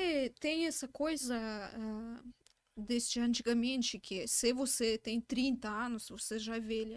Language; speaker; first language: Portuguese; non-native, learner; Russian